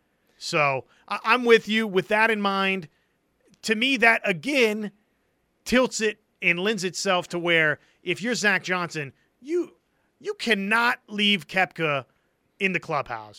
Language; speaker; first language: English; native; English